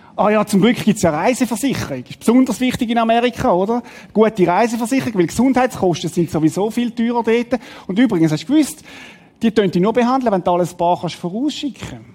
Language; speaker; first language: German; native; German